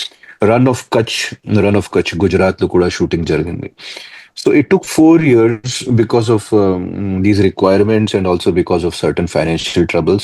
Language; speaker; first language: Telugu; non-native, fluent; Hindi